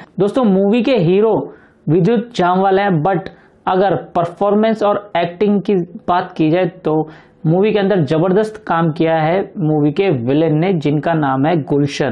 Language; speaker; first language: Hindi; native; Hindi